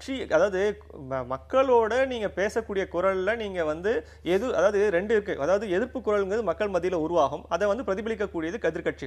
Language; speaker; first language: Tamil; native; Tamil